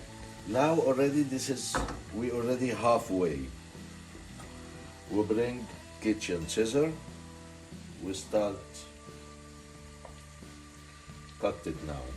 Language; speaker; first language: English; non-native, learner; Arabic